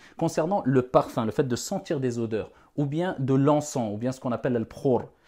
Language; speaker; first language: French; non-native, local second language; Wolof